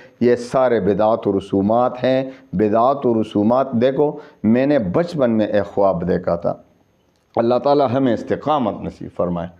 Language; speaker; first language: Urdu; non-native, local second language; Pashto